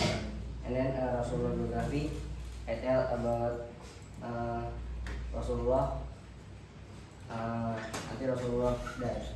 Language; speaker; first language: English; non-native, learner; Indonesian